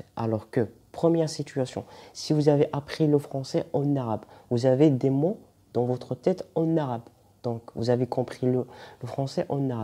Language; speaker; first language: French; non-native, local second language; Arabic